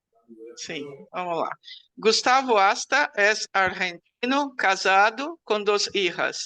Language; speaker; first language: Portuguese; non-native, learner; Spanish